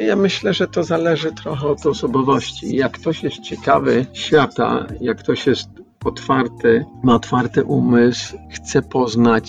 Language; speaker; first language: Polish; early bilingual, heritage; Polish